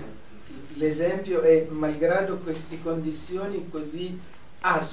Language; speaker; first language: Italian; non-native, fluent; Arabic